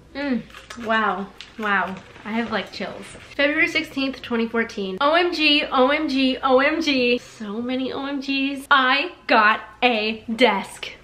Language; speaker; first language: English; native; English